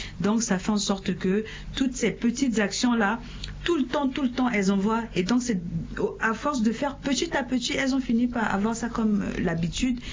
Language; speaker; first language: French; non-native, local second language; Sango